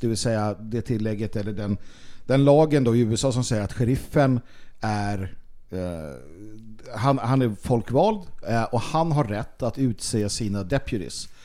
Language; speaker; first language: Swedish; native; Swedish